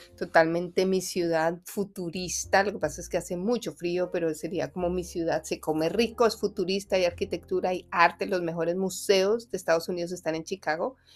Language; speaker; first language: Spanish; native; Spanish